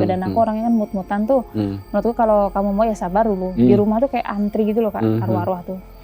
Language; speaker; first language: Indonesian; native; Indonesian